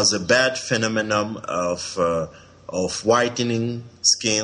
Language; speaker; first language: English; non-native, local second language; French